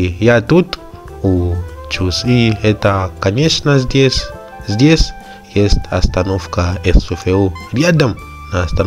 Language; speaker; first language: Russian; non-native, learner; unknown